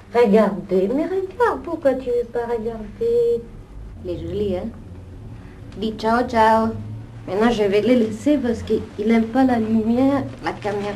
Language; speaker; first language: French; non-native, fluent; Italian